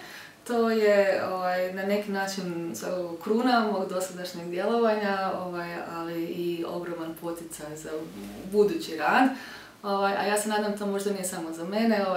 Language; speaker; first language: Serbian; early bilingual, heritage; Croatian